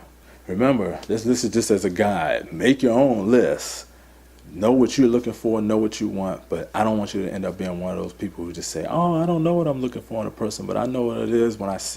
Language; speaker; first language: English; native; English